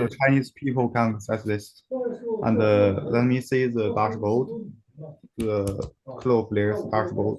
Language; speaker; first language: English; non-native, learner; Chinese